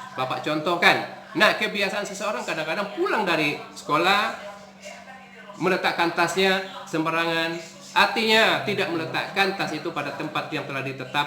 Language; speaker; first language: Indonesian; native; Indonesian